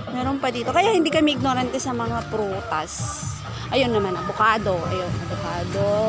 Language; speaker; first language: Filipino; non-native, local second language; Cebuano